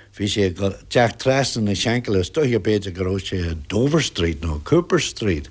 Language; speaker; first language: Irish; non-native, local second language; English